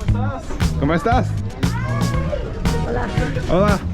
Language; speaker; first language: Spanish; non-native, learner; Korean